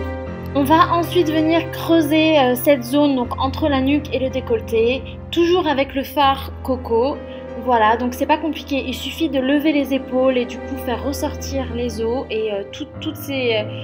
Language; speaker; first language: French; native; French